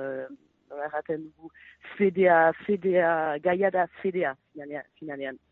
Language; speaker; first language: Basque; non-native, local second language; French